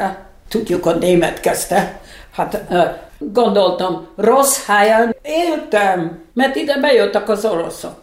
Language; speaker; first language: Hungarian; early bilingual, heritage; Hungarian